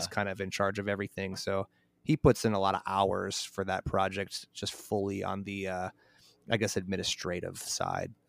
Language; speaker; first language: English; native; English